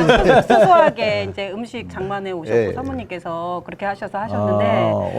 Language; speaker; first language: Korean; native; Korean